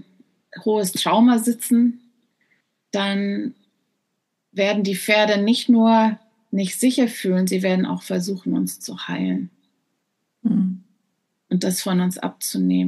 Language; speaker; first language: German; non-native, fluent; English